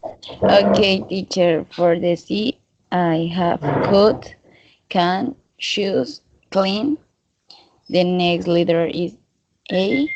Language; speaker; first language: English; non-native, learner; Spanish